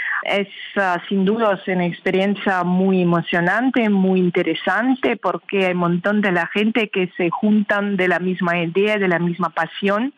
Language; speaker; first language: Spanish; non-native, learner; Russian